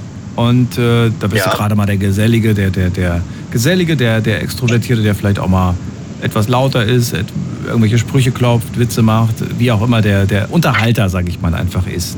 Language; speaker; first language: German; native; German